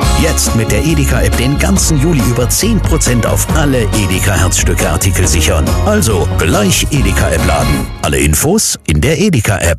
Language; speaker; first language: German; native; German